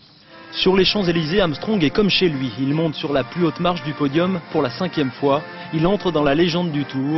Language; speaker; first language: French; native; French